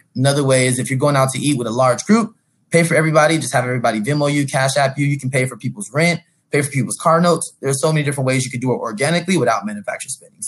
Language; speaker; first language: English; native; English